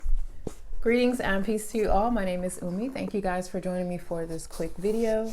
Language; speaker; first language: English; native; English